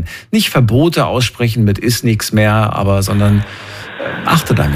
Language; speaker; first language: German; native; German